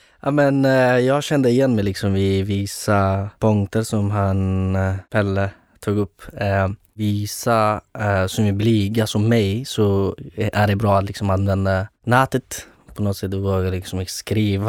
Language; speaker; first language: Swedish; non-native, fluent; Persian